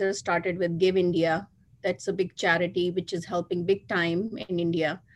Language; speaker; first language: English; non-native, local second language; Hindi